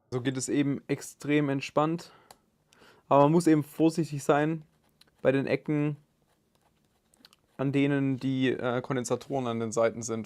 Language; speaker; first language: German; native; German